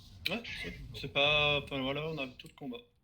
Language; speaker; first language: French; native; French